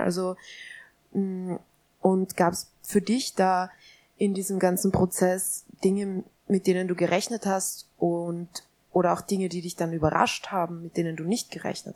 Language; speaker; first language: German; native; German